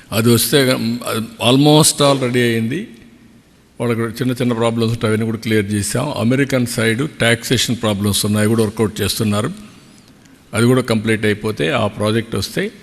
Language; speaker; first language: Telugu; native; Telugu